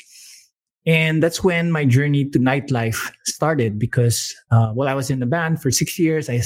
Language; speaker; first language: English; non-native, local second language; Filipino